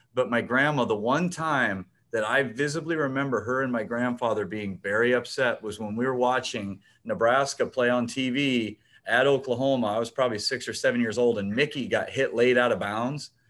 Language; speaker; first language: English; native; English